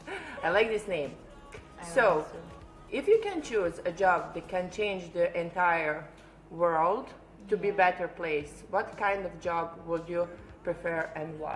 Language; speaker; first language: English; non-native, learner; Serbian